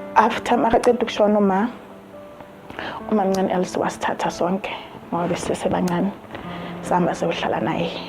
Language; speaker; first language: Zulu; non-native, local second language; Tsonga